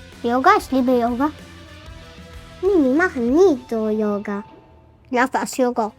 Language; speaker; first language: German; non-native, local second language; Luxembourgish